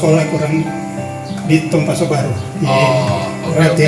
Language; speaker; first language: Indonesian; native; Indonesian